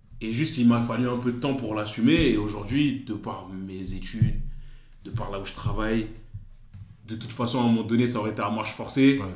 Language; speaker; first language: French; native; French